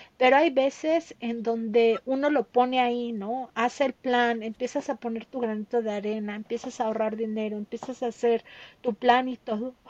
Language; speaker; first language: Spanish; native; Spanish